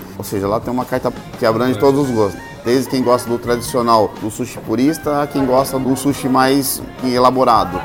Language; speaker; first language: Portuguese; native; Portuguese